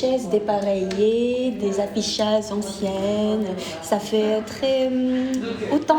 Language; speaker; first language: French; non-native, fluent; Korean